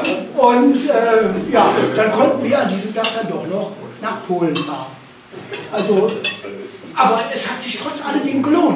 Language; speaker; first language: German; native; German